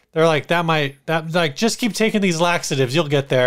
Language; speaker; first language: English; native; English